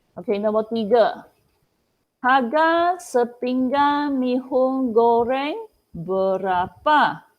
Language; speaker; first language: Malay; non-native, local second language; Chinese